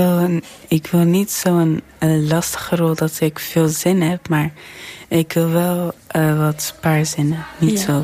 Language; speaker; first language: Dutch; early bilingual, other home language; Turkish